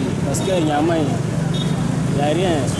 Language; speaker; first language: French; non-native, learner; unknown